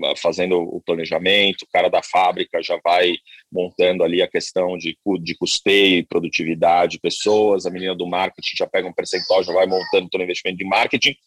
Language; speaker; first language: Portuguese; native; Portuguese